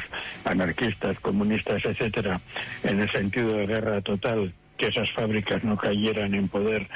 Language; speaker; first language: Spanish; native; Spanish